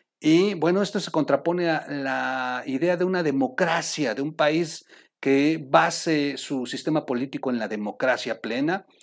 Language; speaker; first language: Spanish; native; Spanish